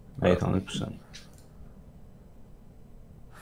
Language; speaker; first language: English; native; English